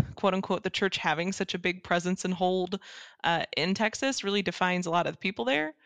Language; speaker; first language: English; native; English